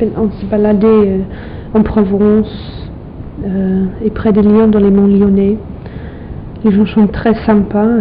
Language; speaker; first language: French; non-native, fluent; English